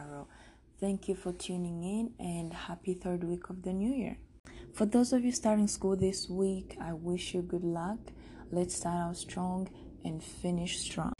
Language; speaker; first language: English; non-native, local second language; Kinyarwanda